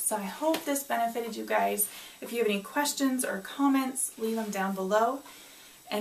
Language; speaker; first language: English; native; English